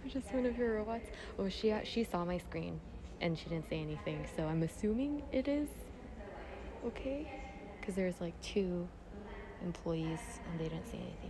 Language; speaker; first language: English; early bilingual, other home language; Korean